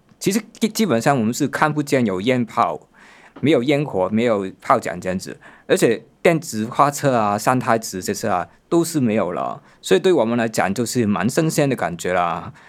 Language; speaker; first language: Chinese; non-native, local second language; Cantonese